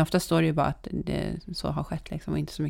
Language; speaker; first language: Swedish; native; Swedish